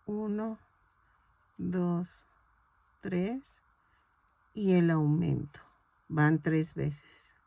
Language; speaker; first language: Spanish; native; Spanish